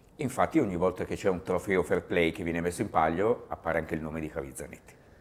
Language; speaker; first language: Italian; native; Italian